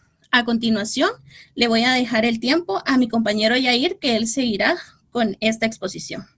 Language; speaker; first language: Spanish; native; Spanish